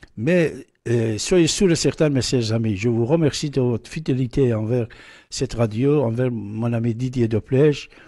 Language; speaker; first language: French; non-native, fluent; Persian